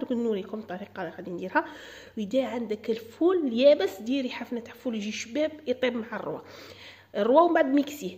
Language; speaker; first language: Arabic; native; Arabic